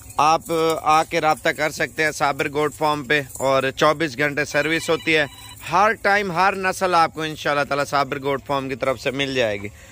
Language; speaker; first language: Urdu; non-native, local second language; Punjabi